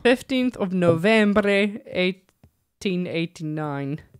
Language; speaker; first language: English; native; English